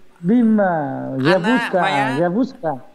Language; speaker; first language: Russian; non-native, learner; Vietnamese